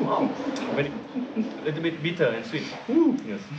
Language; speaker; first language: English; non-native, learner; Vietnamese